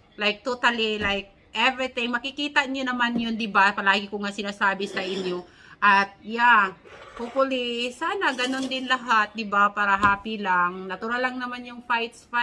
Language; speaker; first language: Filipino; non-native, local second language; Cebuano